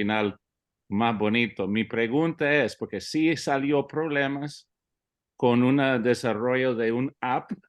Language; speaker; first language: Spanish; early bilingual, heritage; English